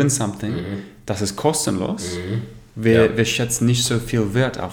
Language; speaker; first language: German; non-native, learner; English